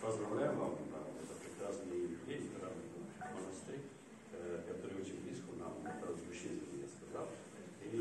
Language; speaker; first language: Russian; non-native, learner; Romanian